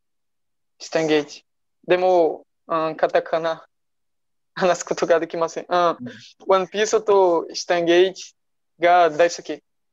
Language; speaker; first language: Japanese; non-native, learner; Portuguese